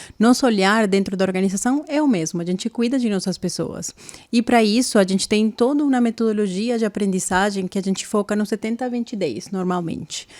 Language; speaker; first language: Portuguese; non-native, fluent; Spanish